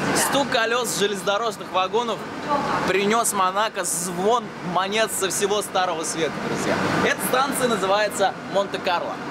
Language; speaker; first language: Russian; native; Russian